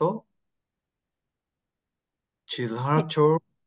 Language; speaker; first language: Korean; non-native, learner; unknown